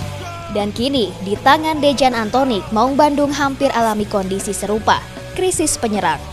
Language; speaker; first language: Indonesian; native; Indonesian